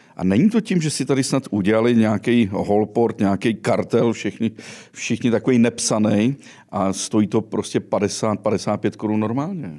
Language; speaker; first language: Czech; native; Czech